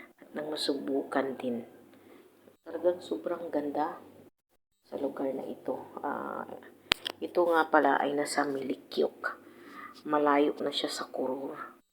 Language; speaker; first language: Filipino; non-native, local second language; Cebuano